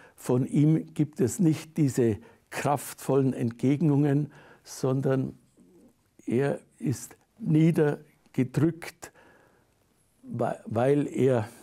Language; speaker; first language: German; native; German